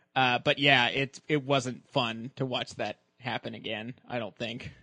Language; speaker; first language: English; native; English